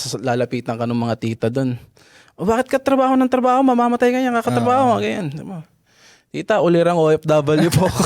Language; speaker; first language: Filipino; native; Filipino